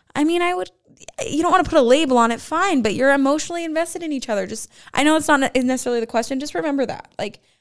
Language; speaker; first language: English; native; English